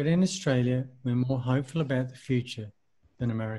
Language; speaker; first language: English; native; English